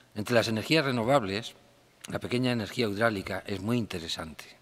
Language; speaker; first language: Spanish; native; Spanish